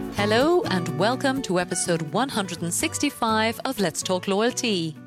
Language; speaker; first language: English; native; English